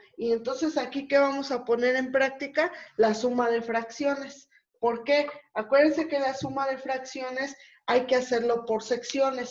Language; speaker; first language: Spanish; native; Spanish